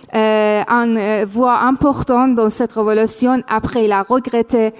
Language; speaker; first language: French; non-native, fluent; Persian